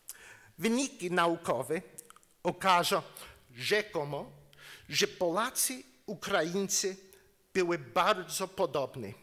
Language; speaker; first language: Polish; non-native, learner; English